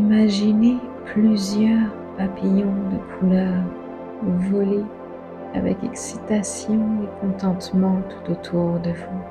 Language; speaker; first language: French; native; French